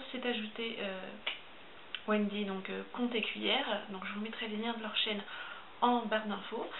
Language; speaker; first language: French; native; French